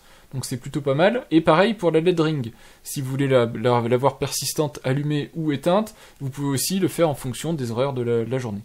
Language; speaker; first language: French; native; French